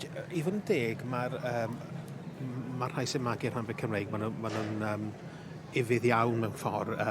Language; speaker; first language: Welsh; native; Welsh